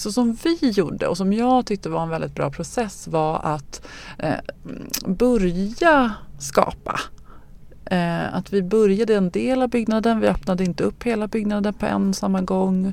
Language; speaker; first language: Swedish; native; Swedish